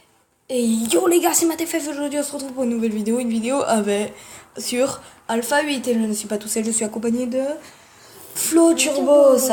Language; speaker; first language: French; native; French